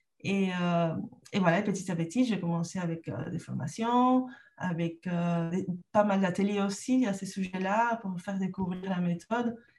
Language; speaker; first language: French; non-native, fluent; Spanish